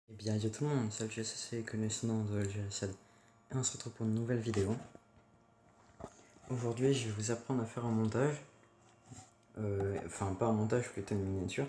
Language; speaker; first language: French; native; French